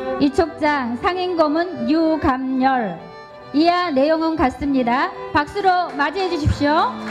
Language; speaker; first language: Korean; native; Korean